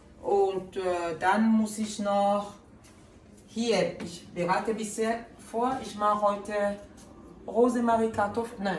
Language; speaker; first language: German; non-native, fluent; Lingala